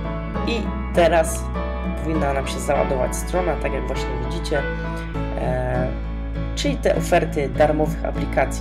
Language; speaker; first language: Polish; native; Polish